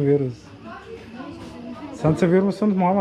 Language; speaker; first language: Turkish; non-native, learner; Arabic